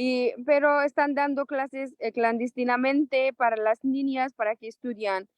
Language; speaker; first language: Spanish; non-native, local second language; Persian